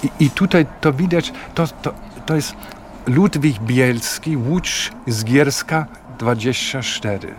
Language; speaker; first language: Polish; non-native, learner; German